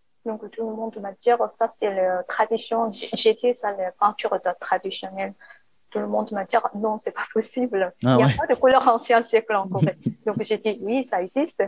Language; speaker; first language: French; non-native, learner; Korean